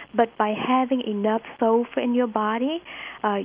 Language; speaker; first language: English; early bilingual, other home language; Vietnamese